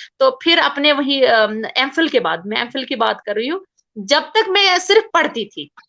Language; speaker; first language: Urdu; non-native, local second language; Kashmiri